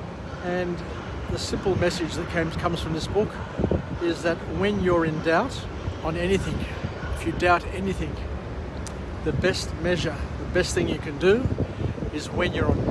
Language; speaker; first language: English; native; English